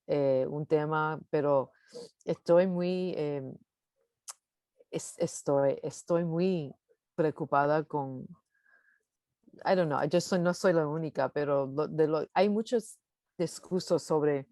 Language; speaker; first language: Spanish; early bilingual, heritage; English